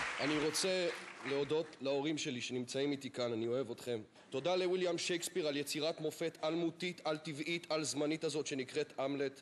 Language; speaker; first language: Hebrew; native; Hebrew